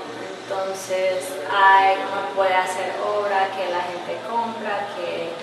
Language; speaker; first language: Spanish; early bilingual, heritage; English